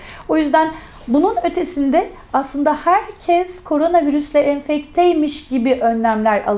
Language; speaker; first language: Turkish; native; Turkish